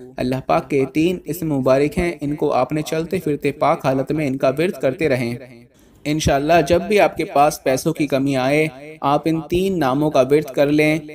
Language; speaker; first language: Urdu; native; Urdu